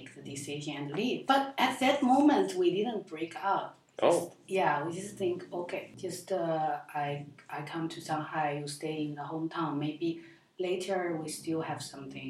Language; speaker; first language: English; non-native, learner; Chinese